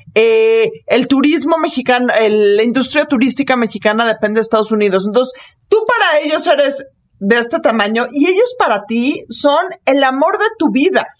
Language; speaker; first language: Spanish; native; Spanish